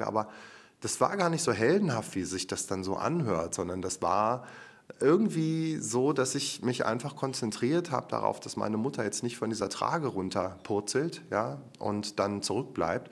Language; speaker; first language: German; native; German